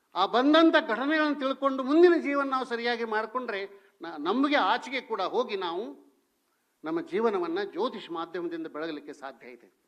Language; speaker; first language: Kannada; non-native, local second language; Hindi